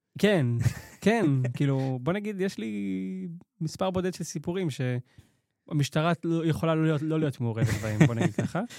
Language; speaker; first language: Hebrew; native; Hebrew